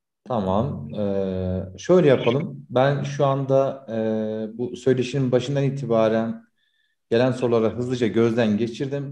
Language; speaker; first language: Turkish; native; Turkish